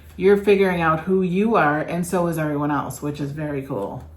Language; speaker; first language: English; native; English